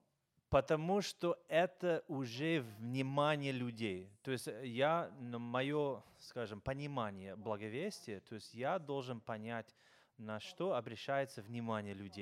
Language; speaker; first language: Russian; non-native, fluent; English